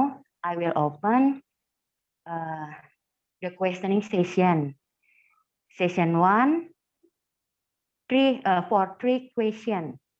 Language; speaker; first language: English; non-native, fluent; Indonesian